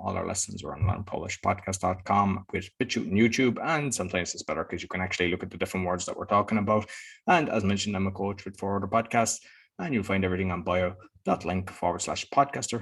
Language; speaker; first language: English; native; English